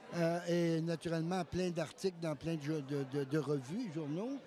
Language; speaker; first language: French; native; French